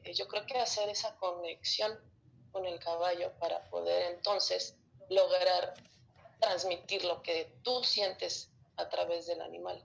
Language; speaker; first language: Spanish; early bilingual, other home language; Russian